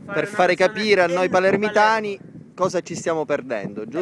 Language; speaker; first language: Italian; native; Italian